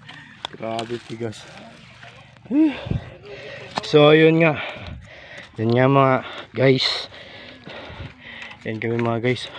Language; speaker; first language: Filipino; non-native, local second language; Cebuano